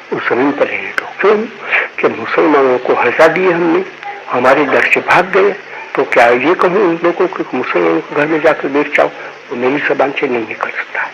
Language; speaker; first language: Hindi; non-native, local second language; Gujarati